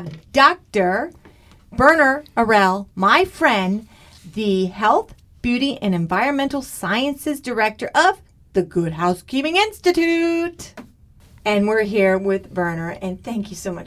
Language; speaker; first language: English; non-native, fluent; Turkish